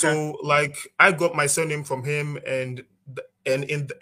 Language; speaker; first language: English; non-native, local second language; Akan